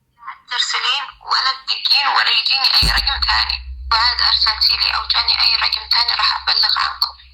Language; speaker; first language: Arabic; native; Arabic